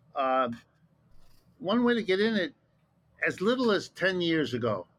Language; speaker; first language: English; early bilingual, other home language; German